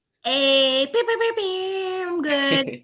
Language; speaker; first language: English; native; English